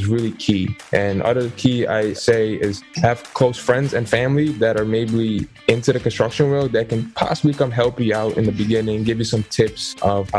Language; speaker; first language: English; non-native, fluent; Dutch